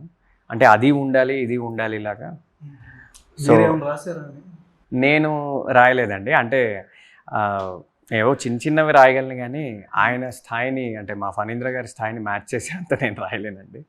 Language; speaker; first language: Telugu; native; Telugu